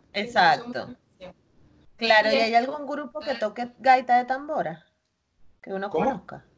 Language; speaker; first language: Spanish; native; Spanish